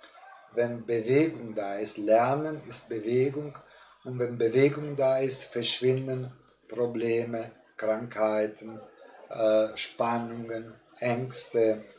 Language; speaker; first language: German; non-native, fluent; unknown